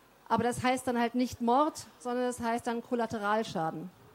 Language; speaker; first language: German; native; German